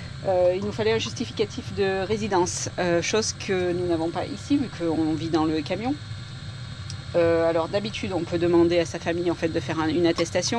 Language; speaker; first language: French; native; French